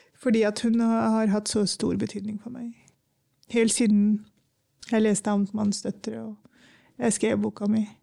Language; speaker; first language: Norwegian; early bilingual, other home language; Urdu